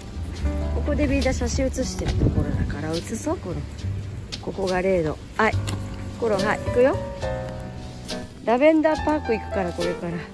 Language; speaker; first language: Japanese; native; Japanese